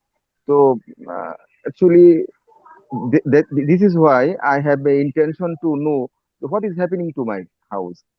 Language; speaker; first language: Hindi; non-native, fluent; Bangla